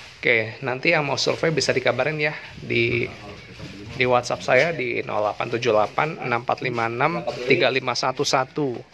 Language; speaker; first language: Indonesian; native; Indonesian